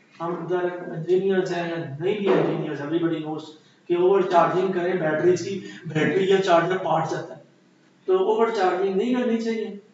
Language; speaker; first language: Urdu; non-native, local second language; Punjabi